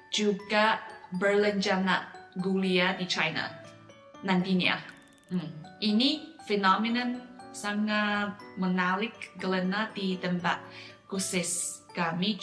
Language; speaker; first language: Indonesian; non-native, fluent; Chinese